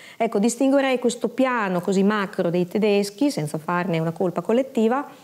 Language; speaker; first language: Italian; native; Italian